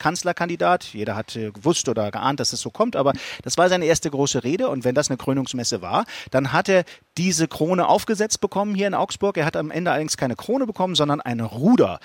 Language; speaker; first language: German; native; German